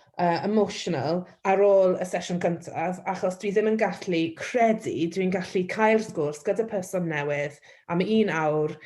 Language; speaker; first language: Welsh; non-native, local second language; English